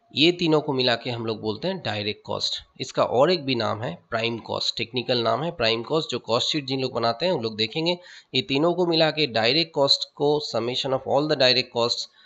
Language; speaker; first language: Hindi; non-native, local second language; Bangla